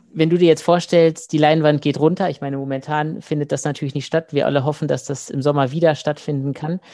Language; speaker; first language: German; native; German